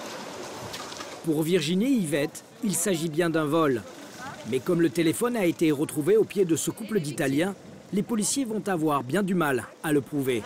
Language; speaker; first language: French; native; French